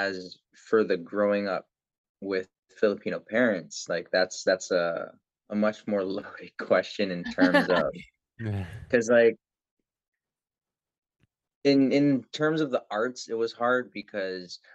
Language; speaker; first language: English; native; English